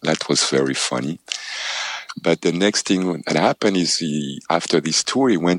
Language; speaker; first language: English; non-native, local second language; French